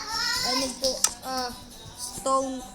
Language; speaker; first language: English; non-native, local second language; Filipino